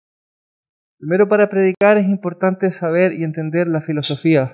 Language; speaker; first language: Spanish; native; Spanish